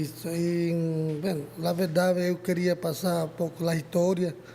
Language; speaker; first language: Portuguese; non-native, learner; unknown